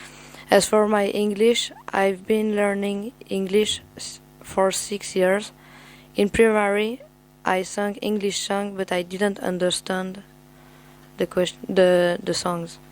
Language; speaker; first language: English; non-native, learner; French